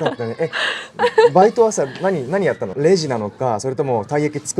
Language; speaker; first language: Japanese; native; Japanese